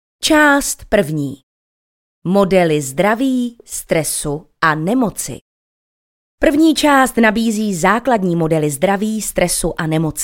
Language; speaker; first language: Czech; native; Czech